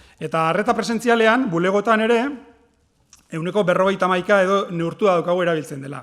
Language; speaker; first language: Basque; native; Basque